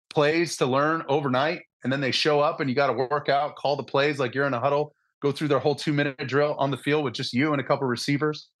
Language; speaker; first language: English; early bilingual, other home language; Spanish